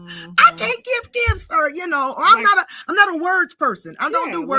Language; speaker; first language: English; native; English